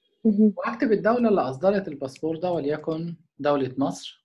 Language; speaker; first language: Arabic; native; Arabic